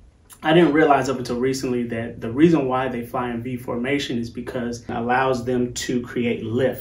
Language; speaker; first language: English; native; English